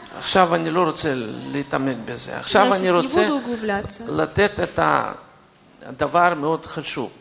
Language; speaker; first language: Hebrew; non-native, fluent; Russian